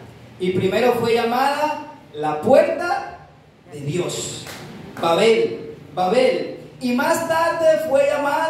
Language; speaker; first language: Spanish; native; Spanish